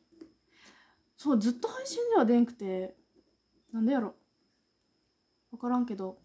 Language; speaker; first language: Japanese; native; Japanese